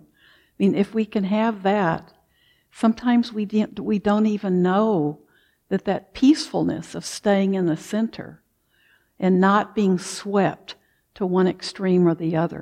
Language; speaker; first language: English; native; English